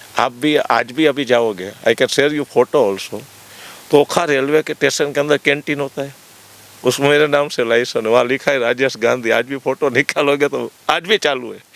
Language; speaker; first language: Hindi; non-native, local second language; Gujarati